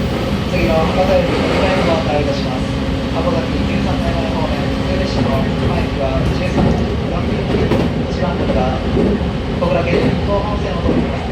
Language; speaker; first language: Japanese; native; Japanese